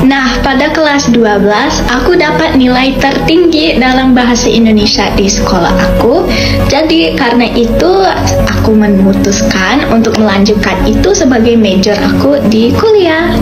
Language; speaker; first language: Indonesian; non-native, fluent; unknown